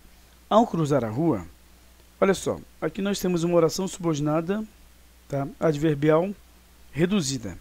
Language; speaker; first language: Portuguese; native; Portuguese